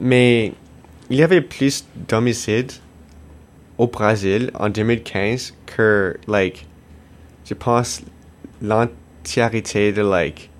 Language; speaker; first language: French; non-native, local second language; English